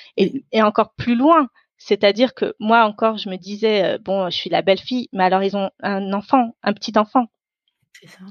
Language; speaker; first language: French; non-native, local second language; Tamil